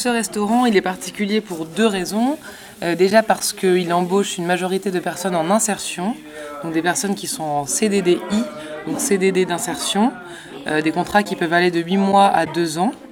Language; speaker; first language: French; native; French